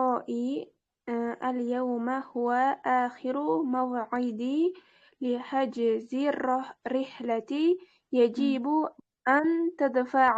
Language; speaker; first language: Arabic; non-native, learner; Uzbek